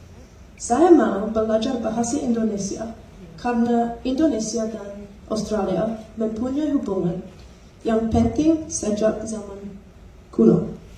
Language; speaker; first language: Indonesian; non-native, learner; English